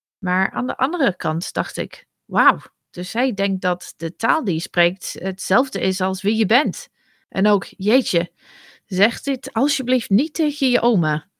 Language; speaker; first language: Dutch; non-native, fluent; English